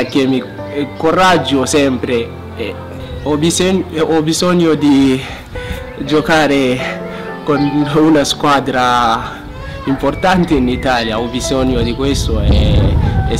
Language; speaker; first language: Italian; non-native, learner; Hausa